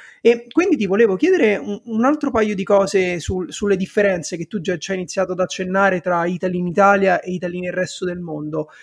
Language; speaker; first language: Italian; native; Italian